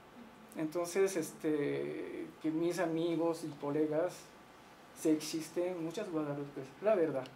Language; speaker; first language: Spanish; non-native, learner; Japanese